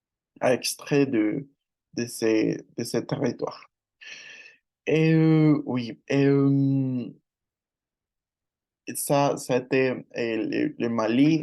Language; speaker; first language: French; non-native, learner; Spanish